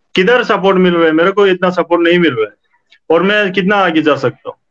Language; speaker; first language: Hindi; native; Hindi